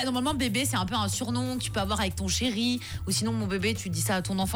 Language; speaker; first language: French; native; French